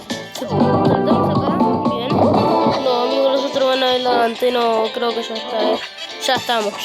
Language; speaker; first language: Spanish; native; Spanish